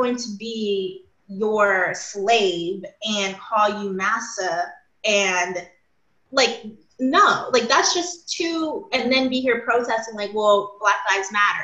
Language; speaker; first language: English; native; English